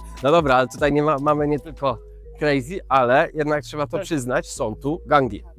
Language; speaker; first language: Polish; native; Polish